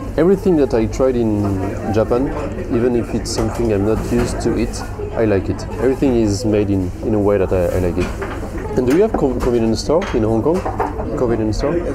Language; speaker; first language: English; non-native, fluent; French